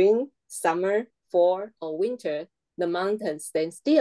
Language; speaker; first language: English; non-native, fluent; Chinese